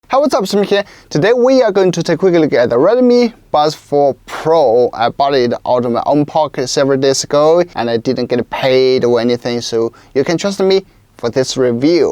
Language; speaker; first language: English; non-native, local second language; Chinese